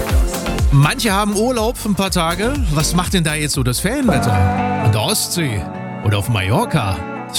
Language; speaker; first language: German; native; German